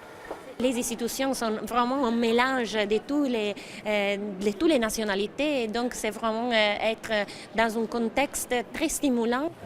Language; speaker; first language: French; non-native, fluent; Italian